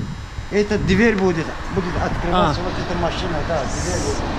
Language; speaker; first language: Russian; non-native, learner; Azerbaijani